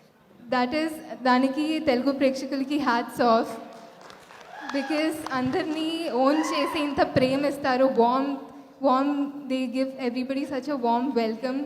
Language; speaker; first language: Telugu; non-native, fluent; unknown